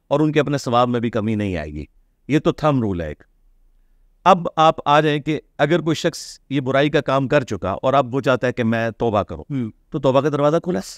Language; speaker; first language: Urdu; native; Urdu